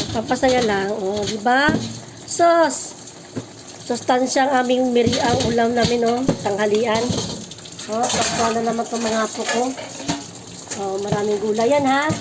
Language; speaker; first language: Filipino; non-native, local second language; Hiligaynon